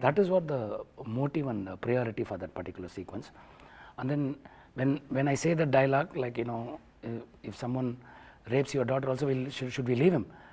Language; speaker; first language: English; non-native, local second language; Tamil